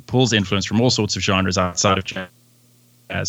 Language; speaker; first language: English; native; English